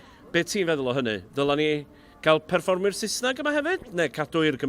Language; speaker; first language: Welsh; native; Welsh